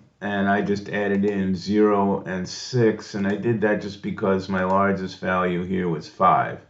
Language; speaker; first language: English; native; English